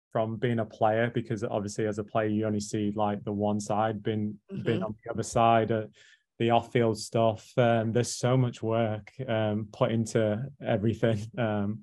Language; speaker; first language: English; native; English